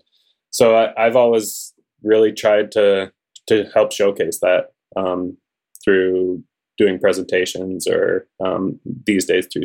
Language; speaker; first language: English; native; English